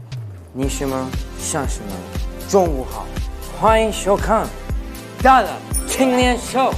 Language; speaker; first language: Chinese; non-native, learner; English